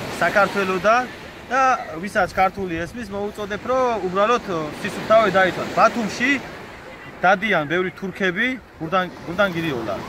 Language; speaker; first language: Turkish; non-native, learner; Georgian